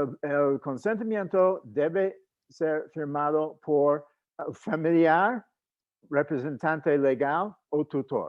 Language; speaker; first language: Spanish; non-native, fluent; English